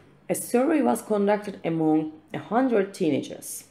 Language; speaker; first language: English; non-native, fluent; Turkish